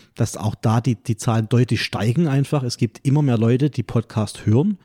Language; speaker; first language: German; non-native, fluent; French